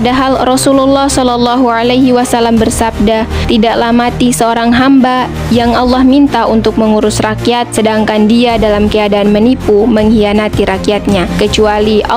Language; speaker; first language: Indonesian; native; Indonesian